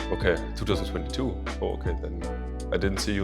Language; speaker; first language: English; non-native, fluent; German